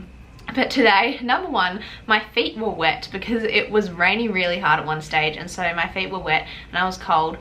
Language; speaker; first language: English; native; English